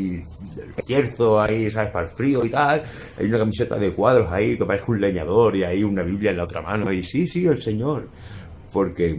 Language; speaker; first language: Spanish; native; Spanish